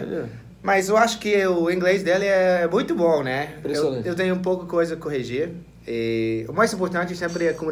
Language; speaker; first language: Portuguese; non-native, fluent; English